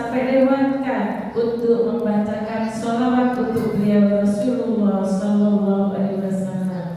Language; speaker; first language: Indonesian; native; Indonesian